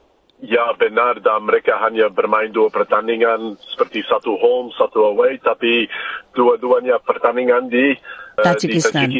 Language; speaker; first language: Indonesian; non-native, fluent; English